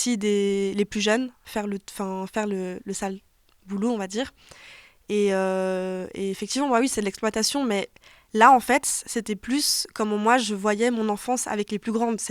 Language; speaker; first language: French; native; French